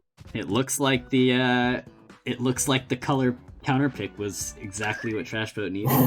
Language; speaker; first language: English; native; English